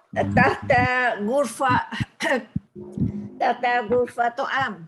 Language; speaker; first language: Arabic; non-native, learner; Malay